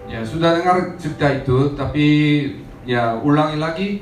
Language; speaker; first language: Indonesian; non-native, learner; Korean